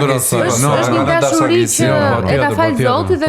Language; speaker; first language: Albanian; native; Albanian